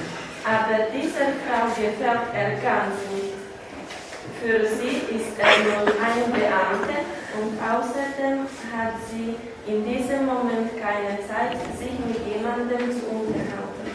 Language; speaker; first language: German; non-native, learner; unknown